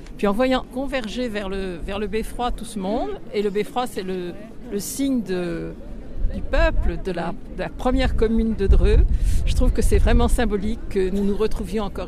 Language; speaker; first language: French; native; French